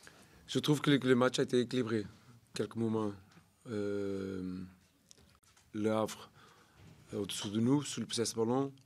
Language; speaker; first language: French; non-native, learner; Portuguese